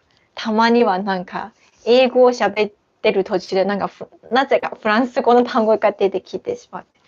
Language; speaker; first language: Japanese; non-native, fluent; Chinese